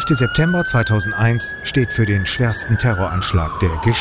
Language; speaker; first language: German; native; German